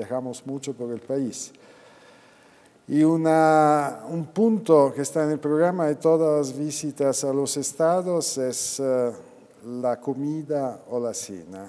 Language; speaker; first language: Spanish; non-native, fluent; Italian